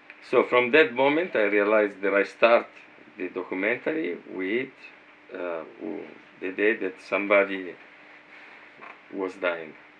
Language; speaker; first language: English; non-native, fluent; Italian